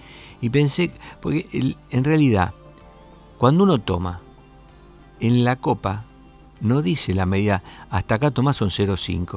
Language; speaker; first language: Spanish; native; Spanish